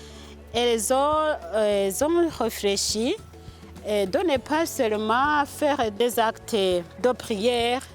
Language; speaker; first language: French; non-native, local second language; Rundi